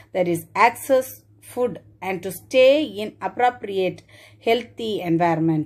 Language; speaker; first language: English; non-native, local second language; Tamil